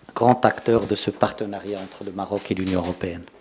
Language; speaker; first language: French; non-native, local second language; Arabic